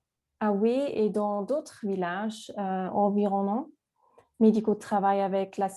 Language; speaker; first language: French; non-native, fluent; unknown